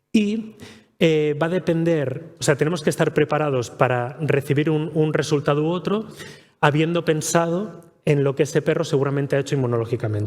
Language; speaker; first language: Spanish; native; Spanish